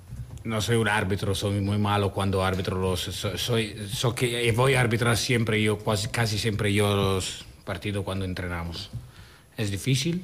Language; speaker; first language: Spanish; non-native, fluent; Italian